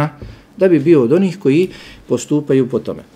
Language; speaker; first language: Serbian; native; Serbian